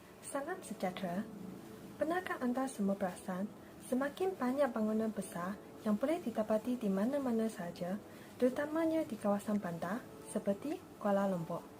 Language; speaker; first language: Malay; non-native, local second language; Chinese